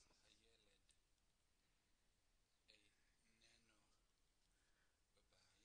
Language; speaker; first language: Hebrew; non-native, learner; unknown